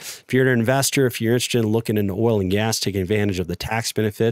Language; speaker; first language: English; native; English